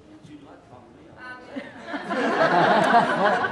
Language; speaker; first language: French; non-native, learner; English